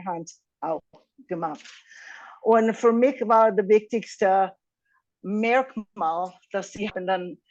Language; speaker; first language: German; non-native, fluent; English